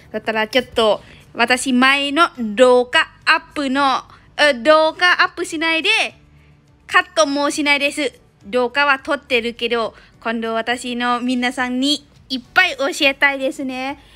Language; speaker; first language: Japanese; non-native, learner; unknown